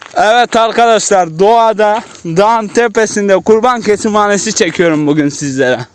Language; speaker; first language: Turkish; native; Turkish